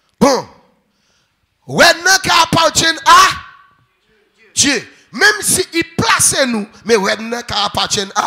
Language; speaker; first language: French; non-native, local second language; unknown